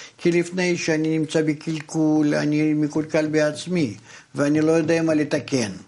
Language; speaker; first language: Hebrew; non-native, fluent; Russian